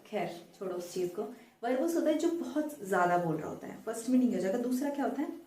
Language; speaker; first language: Hindi; native; Hindi